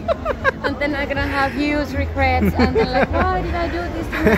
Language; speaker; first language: English; non-native, learner; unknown